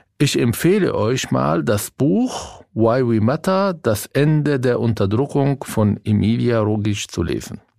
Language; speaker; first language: German; non-native, fluent; Arabic